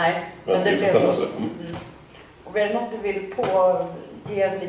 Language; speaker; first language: Swedish; native; Swedish